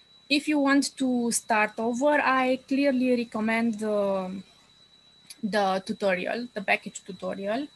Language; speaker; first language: English; non-native, fluent; Romanian